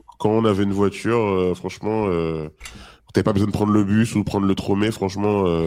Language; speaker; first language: French; native; French